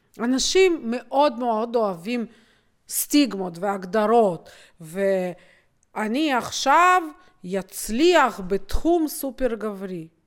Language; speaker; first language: Hebrew; non-native, fluent; Russian